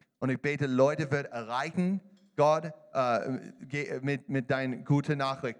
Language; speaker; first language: German; non-native, learner; English